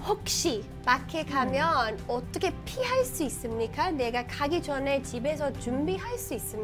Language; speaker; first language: Korean; non-native, learner; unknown